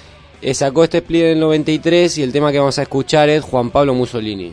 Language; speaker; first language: Spanish; native; Spanish